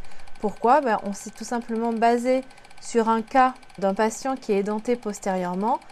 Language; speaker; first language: French; native; French